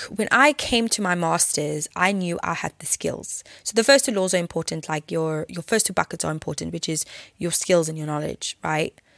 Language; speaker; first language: English; native; English